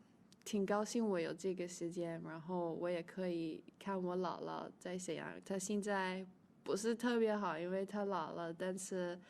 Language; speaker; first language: Chinese; early bilingual, heritage; English